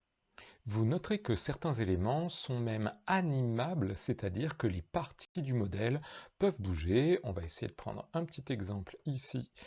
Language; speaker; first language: French; native; French